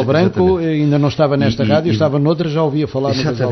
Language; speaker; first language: Portuguese; native; Portuguese